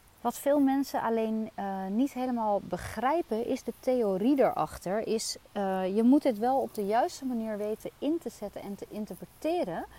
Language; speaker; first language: Dutch; native; Dutch